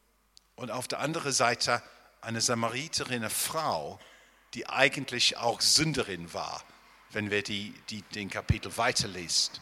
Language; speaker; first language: German; non-native, fluent; English